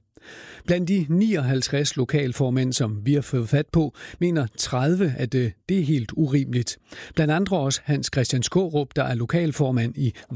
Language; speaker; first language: Danish; native; Danish